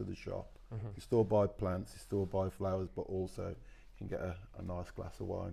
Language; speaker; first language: English; native; English